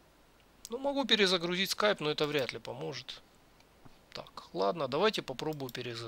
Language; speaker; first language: Russian; native; Russian